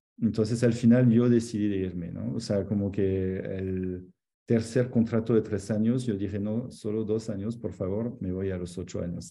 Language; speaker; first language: Spanish; non-native, fluent; French